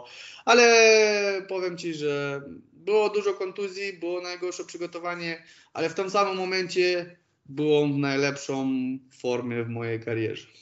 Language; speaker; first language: Polish; non-native, fluent; Romanian